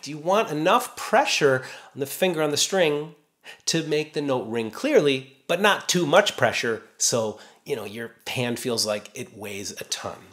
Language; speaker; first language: English; native; English